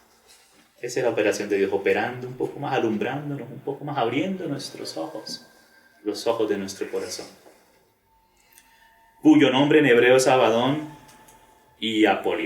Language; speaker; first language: Spanish; native; Spanish